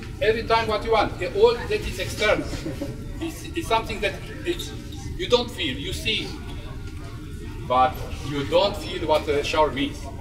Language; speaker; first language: English; non-native, fluent; Romanian